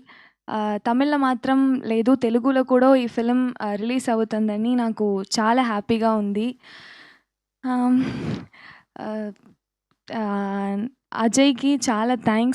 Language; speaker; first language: Telugu; non-native, local second language; Tamil